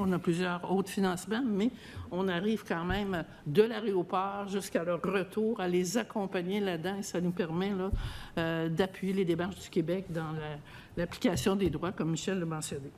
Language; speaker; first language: French; native; French